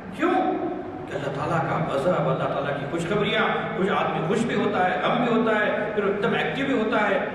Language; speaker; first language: Urdu; native; Urdu